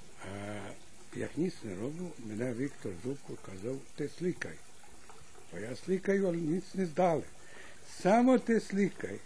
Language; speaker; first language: Ukrainian; early bilingual, heritage; Ukrainian